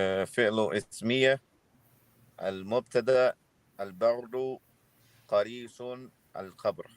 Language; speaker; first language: Arabic; non-native, learner; English